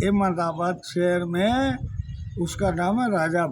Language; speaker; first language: Hindi; non-native, local second language; Sindhi